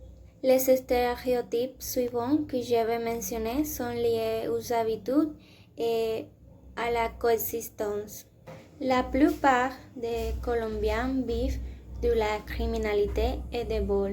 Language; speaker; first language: French; non-native, learner; Spanish